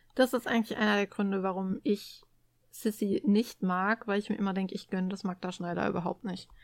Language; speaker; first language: German; native; German